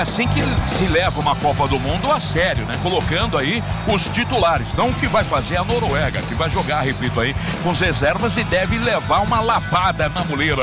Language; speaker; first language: Portuguese; native; Portuguese